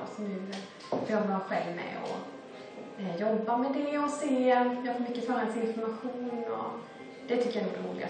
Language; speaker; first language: Swedish; native; Swedish